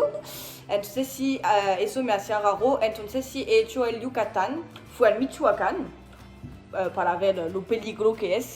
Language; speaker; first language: Spanish; non-native, learner; French